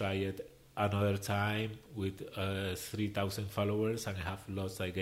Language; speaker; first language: English; non-native, learner; Spanish